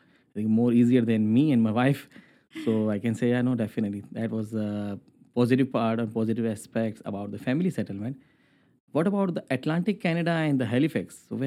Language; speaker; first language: English; non-native, local second language; Urdu